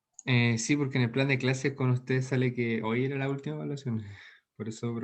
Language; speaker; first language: Spanish; native; Spanish